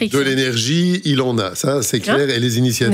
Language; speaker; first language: French; native; French